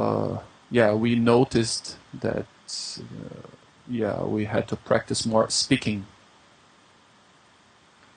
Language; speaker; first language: English; non-native, fluent; Portuguese